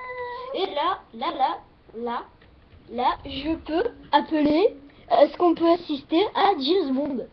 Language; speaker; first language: French; native; French